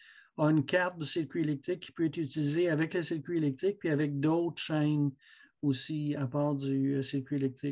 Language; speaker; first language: French; native; French